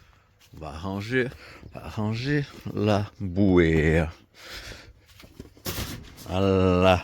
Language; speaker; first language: French; native; French